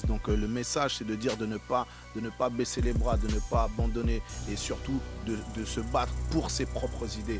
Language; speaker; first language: French; native; French